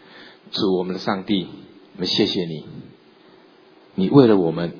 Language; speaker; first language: Chinese; native; Chinese